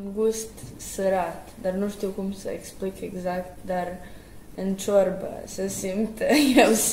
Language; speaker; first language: Romanian; early bilingual, heritage; Croatian